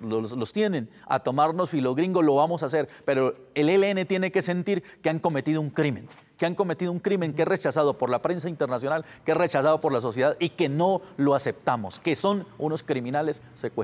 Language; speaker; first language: Spanish; native; Spanish